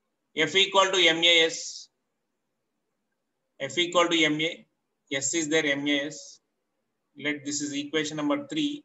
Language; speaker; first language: English; non-native, local second language; Telugu